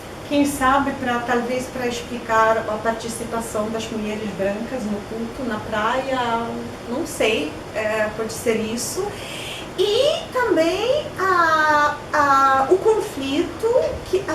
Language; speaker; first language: Portuguese; non-native, fluent; Polish